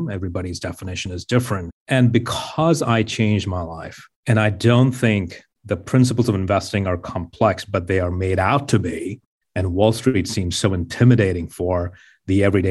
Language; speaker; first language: English; non-native, local second language; Hindi